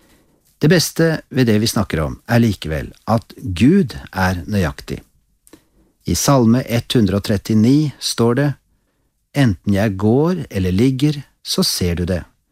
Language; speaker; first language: Norwegian; native; Norwegian